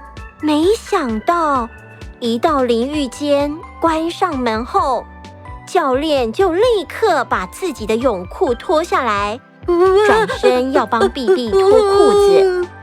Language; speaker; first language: Chinese; native; Chinese